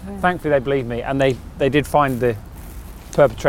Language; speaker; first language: English; native; English